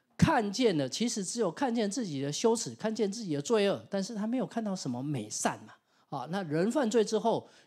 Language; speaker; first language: Chinese; non-native, local second language; Min Nan Chinese